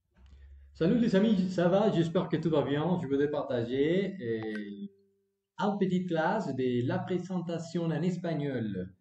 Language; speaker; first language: French; non-native, learner; Spanish